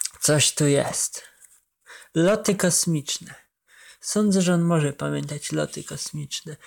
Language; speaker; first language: Polish; native; Polish